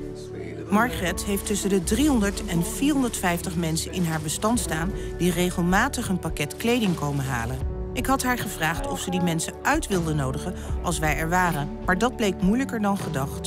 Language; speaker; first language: Dutch; native; Dutch